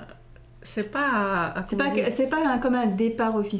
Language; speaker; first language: French; native; French